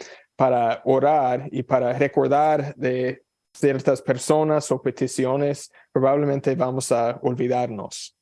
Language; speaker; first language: Spanish; non-native, fluent; English